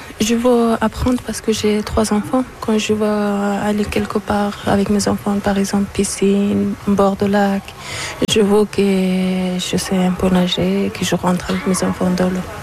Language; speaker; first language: French; non-native, learner; Persian